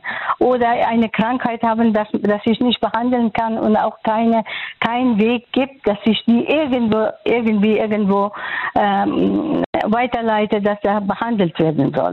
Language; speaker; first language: German; non-native, fluent; Persian